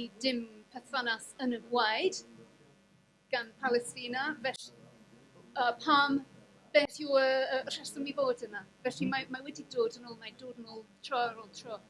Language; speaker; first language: Welsh; non-native, fluent; English